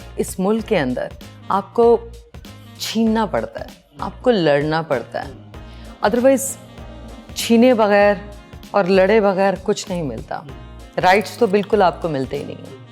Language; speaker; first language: Urdu; non-native, local second language; Punjabi